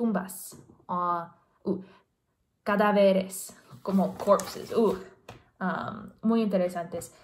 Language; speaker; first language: Spanish; non-native, learner; English